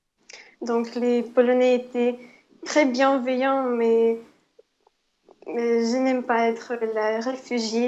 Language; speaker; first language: French; non-native, fluent; Ukrainian